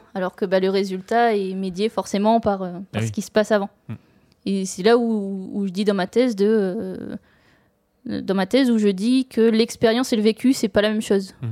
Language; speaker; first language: French; native; French